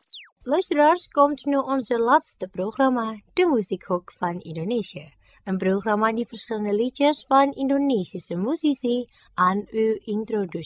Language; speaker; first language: Dutch; non-native, fluent; Indonesian